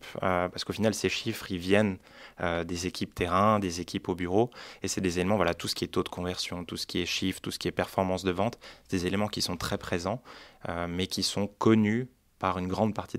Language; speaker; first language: French; native; French